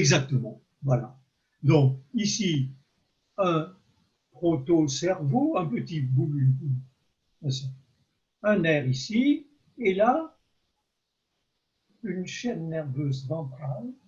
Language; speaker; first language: French; native; French